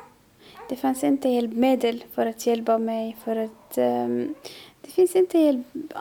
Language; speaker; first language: Swedish; non-native, learner; Arabic